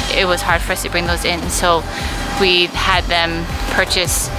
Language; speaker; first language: English; native; English